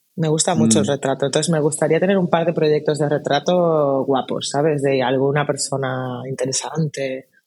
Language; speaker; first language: Spanish; native; Spanish